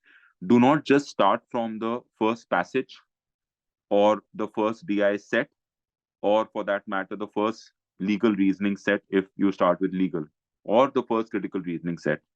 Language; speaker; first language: English; non-native, local second language; Hindi